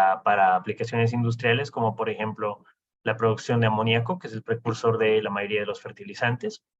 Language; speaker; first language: Spanish; native; Spanish